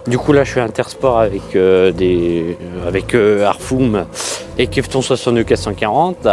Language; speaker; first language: French; native; French